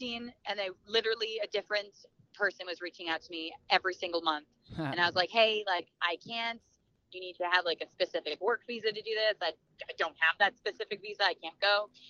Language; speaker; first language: English; native; English